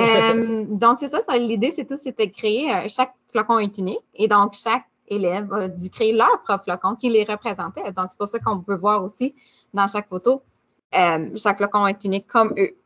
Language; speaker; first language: French; native; French